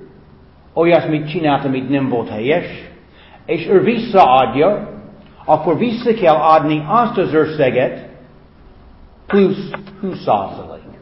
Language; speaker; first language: Hungarian; non-native, fluent; English